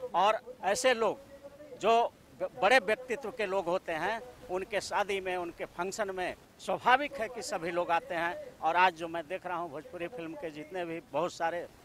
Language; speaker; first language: Hindi; native; Hindi